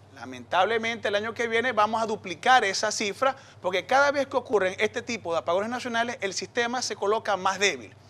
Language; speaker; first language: Spanish; native; Spanish